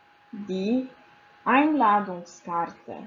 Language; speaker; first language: German; non-native, fluent; Croatian